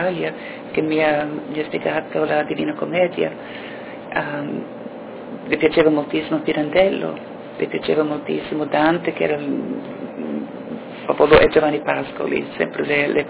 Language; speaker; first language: Italian; early bilingual, heritage; Italian